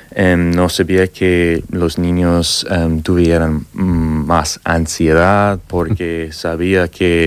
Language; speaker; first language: Spanish; non-native, learner; English